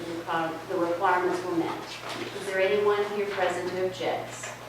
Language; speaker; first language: English; native; English